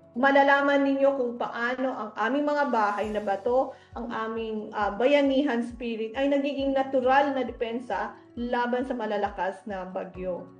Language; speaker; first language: Filipino; non-native, local second language; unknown